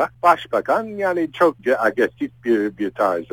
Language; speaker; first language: Turkish; non-native, fluent; English